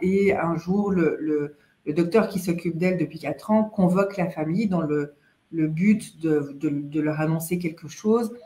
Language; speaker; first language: French; native; French